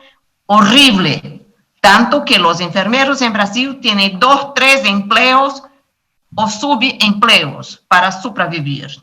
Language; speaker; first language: Spanish; non-native, learner; Portuguese